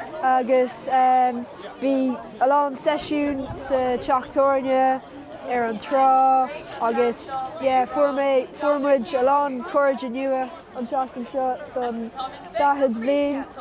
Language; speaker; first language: Irish; non-native, learner; English